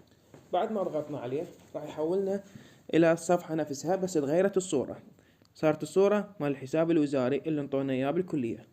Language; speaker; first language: Arabic; native; Arabic